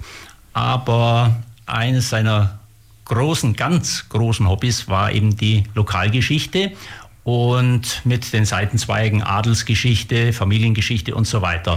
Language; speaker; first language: German; native; German